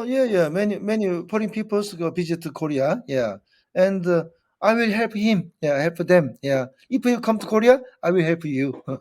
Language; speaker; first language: English; non-native, learner; Korean